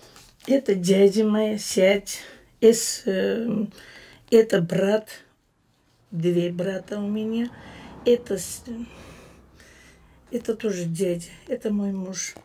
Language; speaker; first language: Russian; non-native, learner; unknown